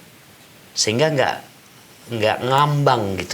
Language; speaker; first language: Malay; native; Malay